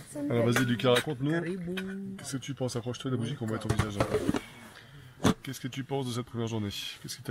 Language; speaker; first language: French; native; French